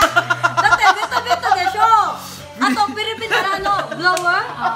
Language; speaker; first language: Japanese; non-native, learner; Filipino